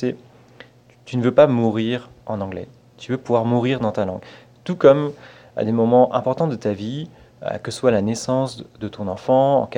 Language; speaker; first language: French; native; French